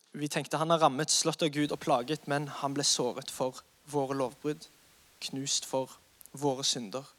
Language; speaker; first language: Norwegian; native; Norwegian